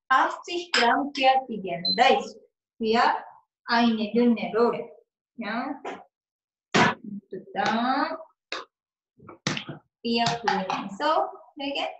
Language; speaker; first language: German; non-native, learner; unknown